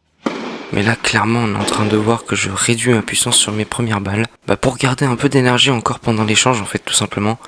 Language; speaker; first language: French; native; French